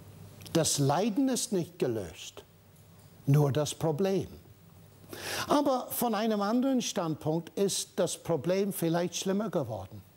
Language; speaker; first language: German; non-native, fluent; English